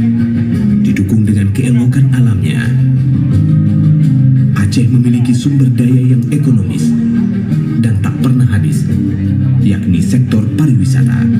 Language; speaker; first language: Indonesian; native; Indonesian